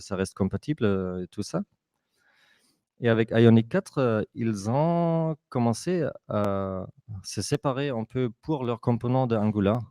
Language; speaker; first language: French; non-native, fluent; German